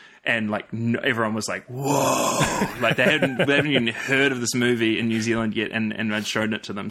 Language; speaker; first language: English; native; English